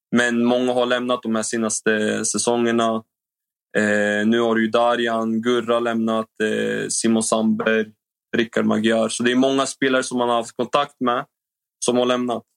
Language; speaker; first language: Swedish; native; Swedish